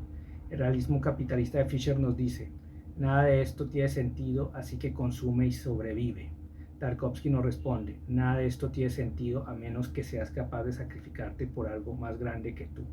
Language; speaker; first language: Spanish; native; Spanish